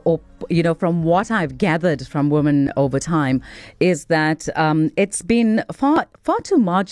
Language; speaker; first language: English; native; English